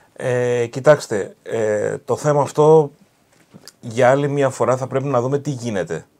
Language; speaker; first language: Greek; early bilingual, heritage; Greek